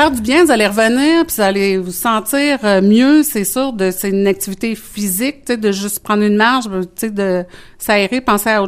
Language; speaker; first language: French; native; French